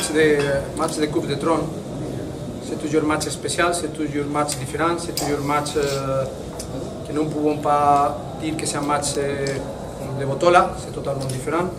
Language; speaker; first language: French; non-native, fluent; Spanish